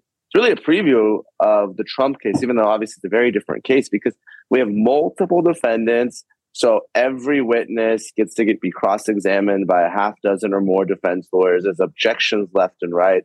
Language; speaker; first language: English; native; English